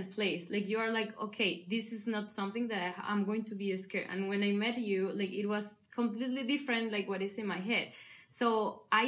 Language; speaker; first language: English; non-native, learner; Spanish